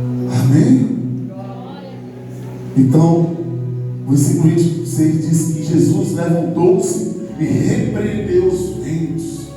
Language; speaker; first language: Portuguese; native; Portuguese